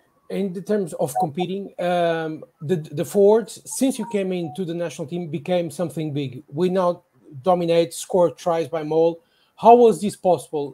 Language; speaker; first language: English; non-native, fluent; Portuguese